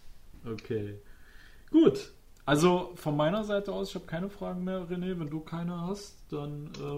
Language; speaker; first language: German; native; German